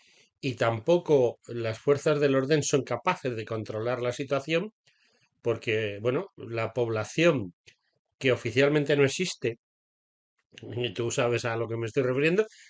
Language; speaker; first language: Spanish; native; Spanish